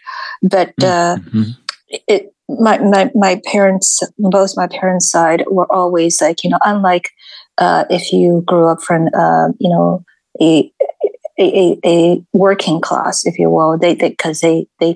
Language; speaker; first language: English; non-native, fluent; Chinese